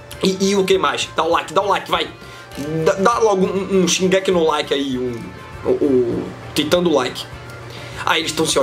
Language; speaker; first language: Portuguese; native; Portuguese